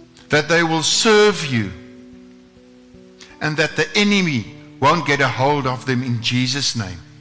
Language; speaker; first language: English; non-native, local second language; Afrikaans